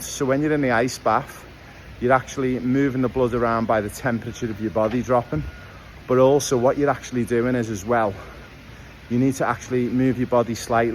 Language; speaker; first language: English; native; English